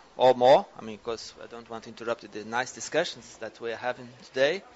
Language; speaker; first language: English; non-native, fluent; Portuguese